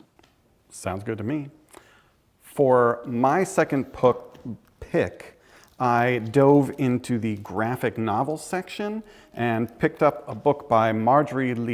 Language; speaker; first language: English; native; English